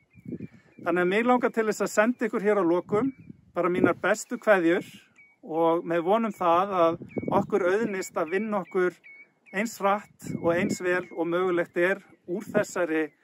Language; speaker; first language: Icelandic; native; Icelandic